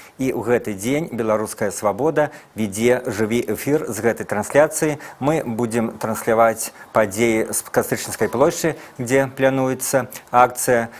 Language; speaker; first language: Belarusian; native; Belarusian